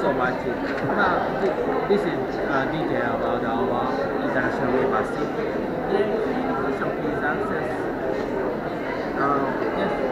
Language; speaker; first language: English; non-native, learner; Japanese